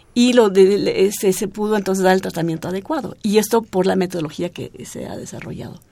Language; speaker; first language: Spanish; non-native, fluent; German